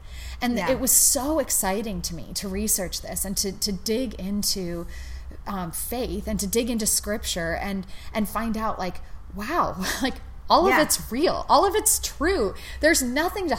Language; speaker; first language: English; native; English